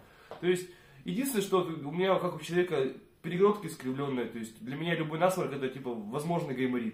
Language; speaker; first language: Russian; native; Russian